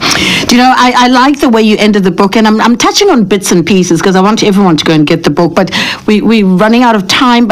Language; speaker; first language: English; non-native, local second language; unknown